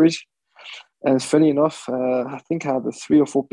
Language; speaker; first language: English; non-native, fluent; French